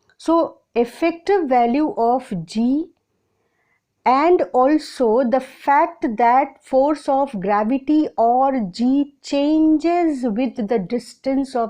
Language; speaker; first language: English; non-native, local second language; Hindi